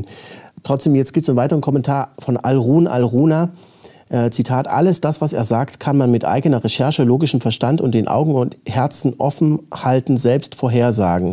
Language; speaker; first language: German; native; German